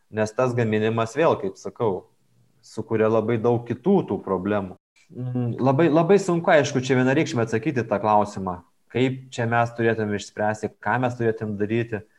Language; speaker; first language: Lithuanian; native; Lithuanian